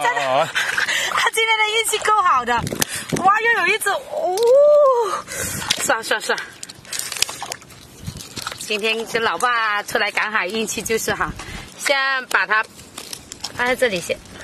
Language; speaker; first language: Chinese; native; Chinese